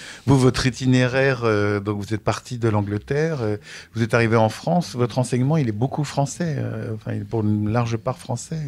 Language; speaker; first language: French; native; French